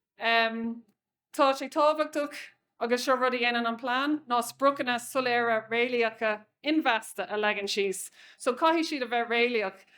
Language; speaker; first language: Irish; non-native, local second language; English